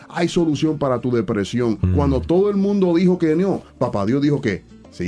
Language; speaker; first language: Spanish; native; Spanish